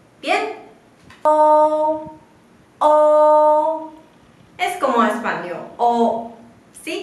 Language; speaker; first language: Spanish; non-native, fluent; Chinese